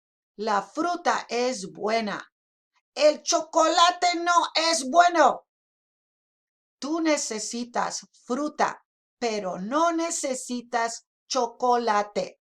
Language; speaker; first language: Spanish; non-native, fluent; English